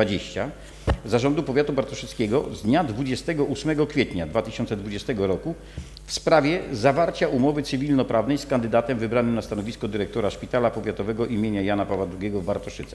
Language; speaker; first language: Polish; native; Polish